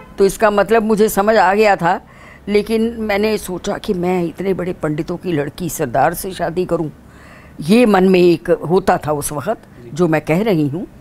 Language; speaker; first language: Hindi; non-native, local second language; Dogri